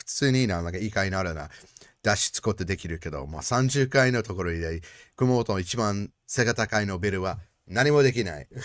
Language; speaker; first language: Japanese; non-native, learner; English